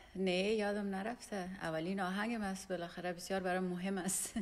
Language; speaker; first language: Persian; non-native, local second language; Pashto